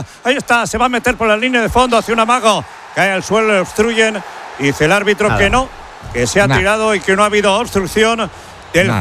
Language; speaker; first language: Spanish; native; Spanish